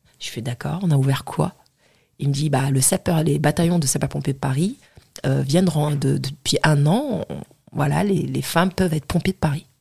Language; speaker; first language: French; non-native, local second language; Arabic